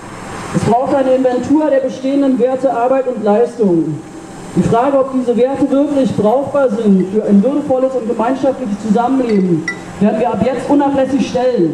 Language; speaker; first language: German; native; German